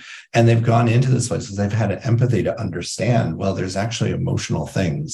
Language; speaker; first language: English; native; English